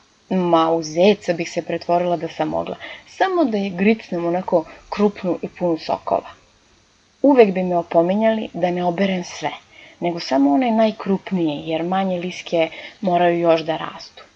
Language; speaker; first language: Serbian; native; Serbian